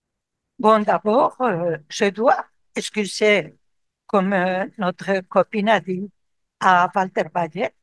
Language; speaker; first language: French; non-native, fluent; Spanish